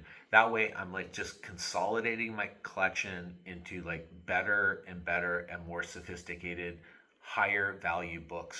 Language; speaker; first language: English; native; English